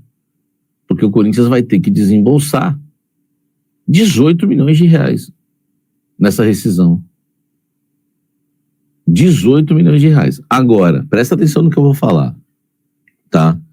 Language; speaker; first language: Portuguese; native; Portuguese